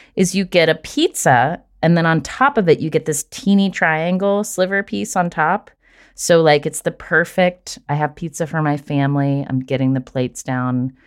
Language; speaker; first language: English; native; English